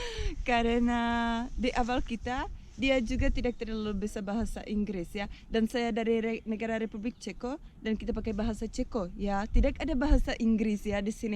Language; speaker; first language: Indonesian; non-native, learner; Czech